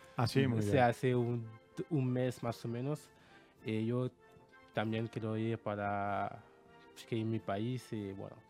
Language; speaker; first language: Spanish; non-native, learner; French